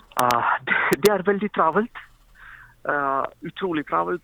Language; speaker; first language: Norwegian; non-native, fluent; Ukrainian